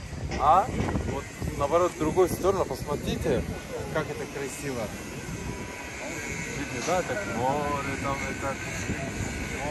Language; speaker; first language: Russian; non-native, learner; Turkish